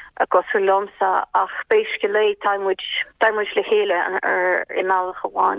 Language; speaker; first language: Irish; non-native, fluent; Ukrainian